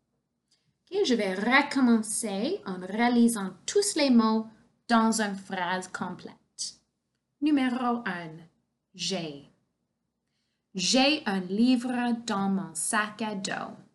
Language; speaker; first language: French; non-native, fluent; English